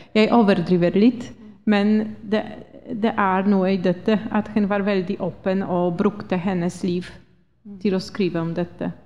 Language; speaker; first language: Norwegian; non-native, fluent; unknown